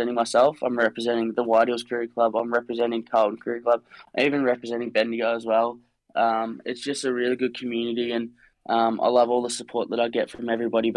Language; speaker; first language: English; native; English